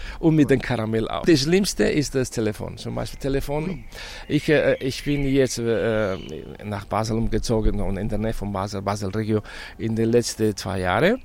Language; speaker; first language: German; non-native, fluent; Spanish